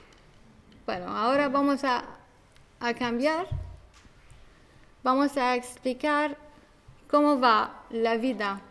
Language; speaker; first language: Spanish; non-native, learner; Arabic